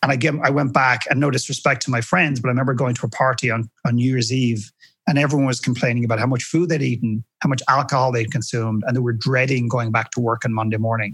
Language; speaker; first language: English; native; English